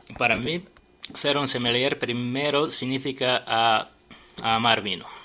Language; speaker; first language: Spanish; non-native, learner; Serbian